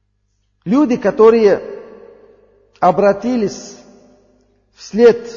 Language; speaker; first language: Russian; non-native, learner; Uzbek